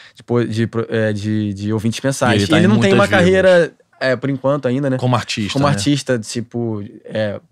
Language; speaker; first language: Portuguese; native; Portuguese